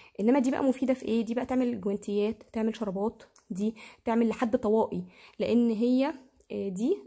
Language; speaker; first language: Arabic; native; Arabic